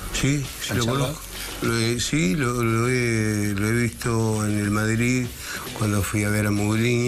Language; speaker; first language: Spanish; native; Spanish